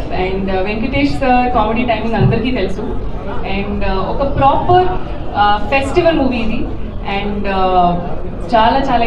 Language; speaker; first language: Telugu; non-native, fluent; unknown